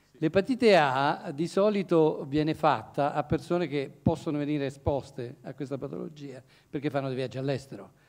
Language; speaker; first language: Italian; native; Italian